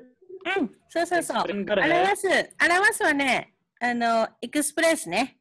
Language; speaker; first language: Japanese; non-native, fluent; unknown